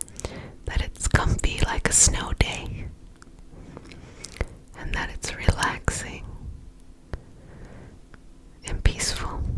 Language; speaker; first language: English; native; English